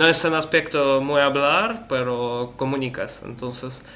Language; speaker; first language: Spanish; non-native, learner; Russian